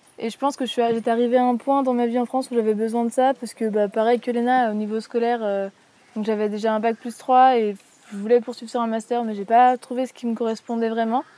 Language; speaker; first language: French; native; French